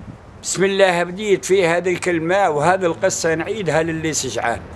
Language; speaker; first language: Arabic; native; Arabic